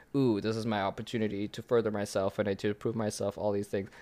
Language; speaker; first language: English; early bilingual, other home language; German